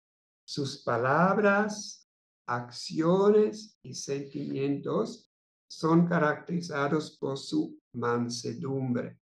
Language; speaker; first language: Spanish; non-native, fluent; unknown